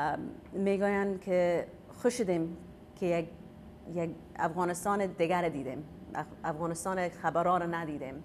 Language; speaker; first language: Persian; early bilingual, heritage; Persian